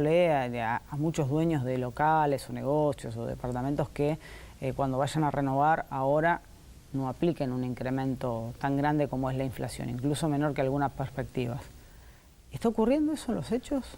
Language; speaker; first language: Spanish; native; Spanish